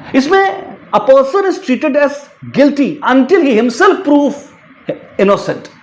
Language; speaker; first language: Hindi; native; Hindi